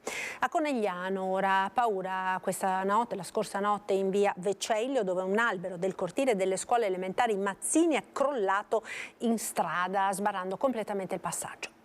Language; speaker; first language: Italian; native; Italian